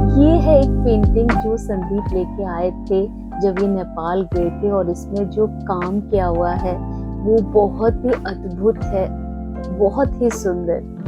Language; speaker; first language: Hindi; native; Hindi